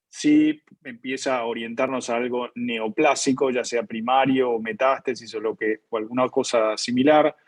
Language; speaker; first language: Spanish; native; Spanish